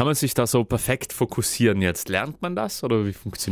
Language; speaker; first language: German; native; German